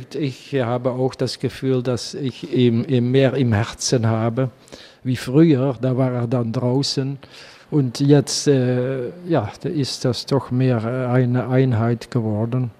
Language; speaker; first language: German; non-native, learner; Dutch